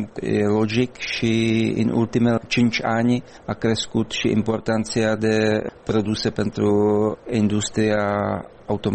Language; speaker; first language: Romanian; non-native, learner; Czech